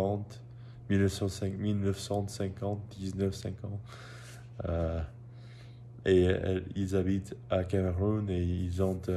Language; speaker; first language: French; non-native, learner; English